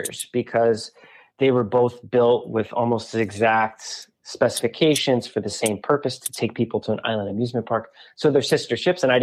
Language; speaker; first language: English; native; English